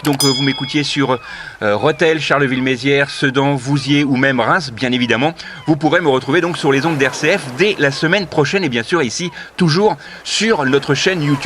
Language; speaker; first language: French; native; French